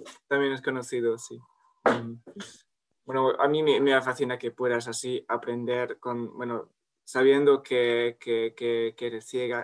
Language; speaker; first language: Spanish; non-native, fluent; French